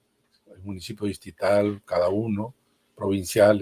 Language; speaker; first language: Spanish; native; Spanish